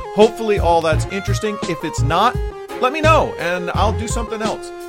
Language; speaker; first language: English; non-native, fluent; Persian